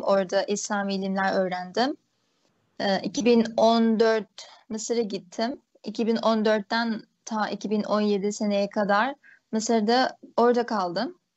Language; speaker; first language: Turkish; early bilingual, other home language; Uyghur